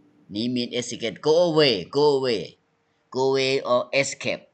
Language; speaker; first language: English; non-native, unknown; Thai